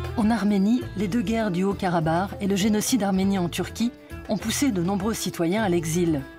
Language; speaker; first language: French; native; French